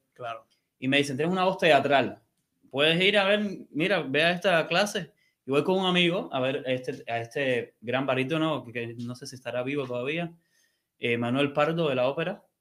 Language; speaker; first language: Spanish; native; Spanish